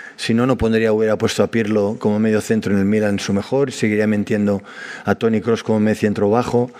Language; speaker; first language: Spanish; non-native, local second language; Catalan